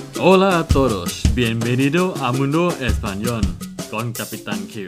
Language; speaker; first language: Spanish; non-native, fluent; Thai